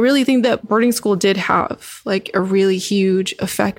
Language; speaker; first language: English; native; English